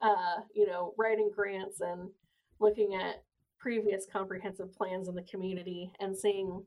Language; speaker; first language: English; native; English